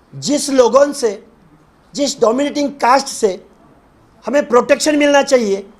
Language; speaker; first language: Hindi; non-native, local second language; Marathi